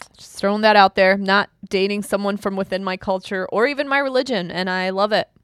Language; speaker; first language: English; early bilingual, other home language; German